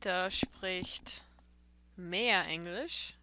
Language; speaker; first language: German; non-native, fluent; English